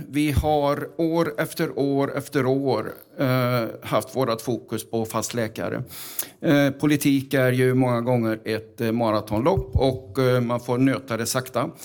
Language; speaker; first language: Swedish; native; Swedish